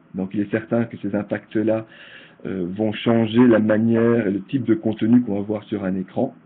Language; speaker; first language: French; native; French